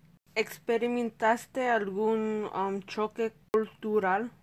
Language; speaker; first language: Spanish; early bilingual, heritage; Spanish